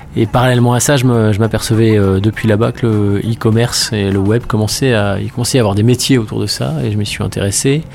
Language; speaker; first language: French; native; French